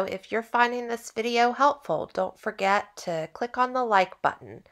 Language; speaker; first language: English; native; English